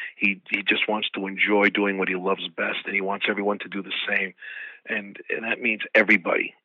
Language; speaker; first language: English; native; English